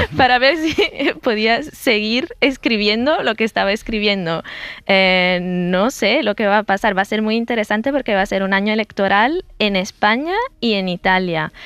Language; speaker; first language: Spanish; non-native, fluent; Italian